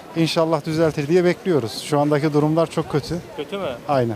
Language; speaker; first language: Turkish; native; Turkish